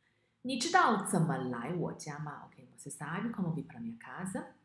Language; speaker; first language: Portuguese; non-native, fluent; Chinese